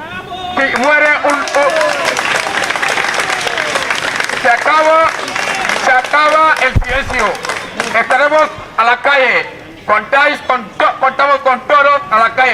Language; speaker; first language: Spanish; non-native, fluent; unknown